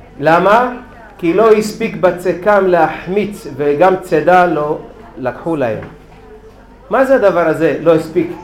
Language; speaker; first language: Hebrew; native; Hebrew